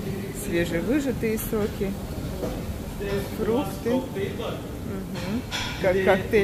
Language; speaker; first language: Russian; native; Russian